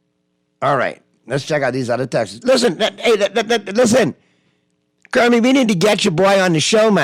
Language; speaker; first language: English; native; English